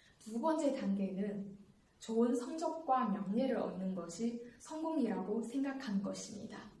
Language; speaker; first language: Korean; non-native, fluent; Chinese